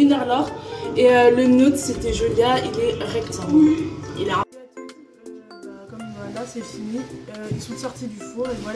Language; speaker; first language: French; native; French